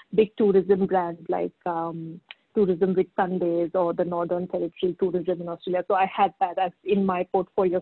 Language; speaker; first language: English; non-native, local second language; Marathi